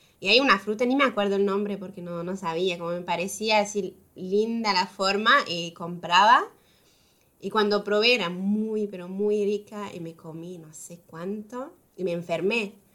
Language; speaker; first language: Spanish; non-native, fluent; French